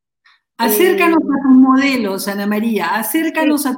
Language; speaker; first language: Spanish; native; Spanish